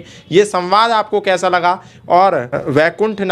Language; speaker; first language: Hindi; native; Hindi